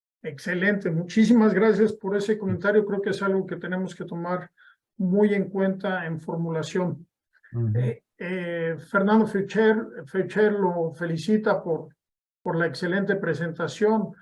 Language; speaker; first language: Spanish; native; Spanish